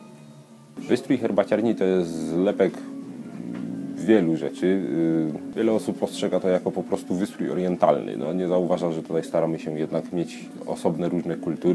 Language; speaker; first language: Polish; native; Polish